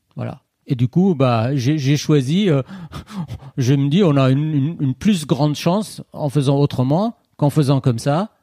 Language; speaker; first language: French; non-native, fluent; Persian